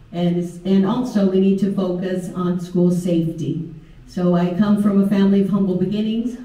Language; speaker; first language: English; early bilingual, other home language; Spanish